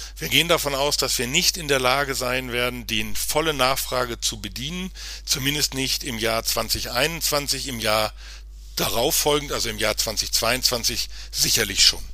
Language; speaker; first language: German; native; German